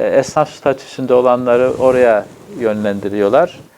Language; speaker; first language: Turkish; native; Turkish